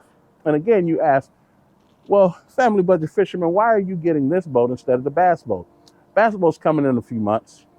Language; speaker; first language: English; native; English